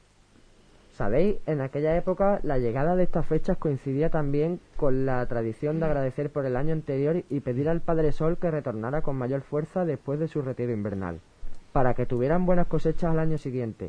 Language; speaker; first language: Spanish; native; Spanish